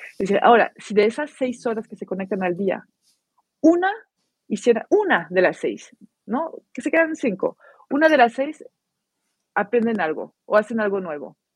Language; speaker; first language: Spanish; non-native, fluent; French